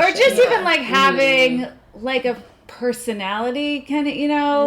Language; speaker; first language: English; native; English